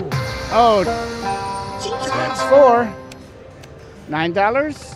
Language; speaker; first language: English; native; English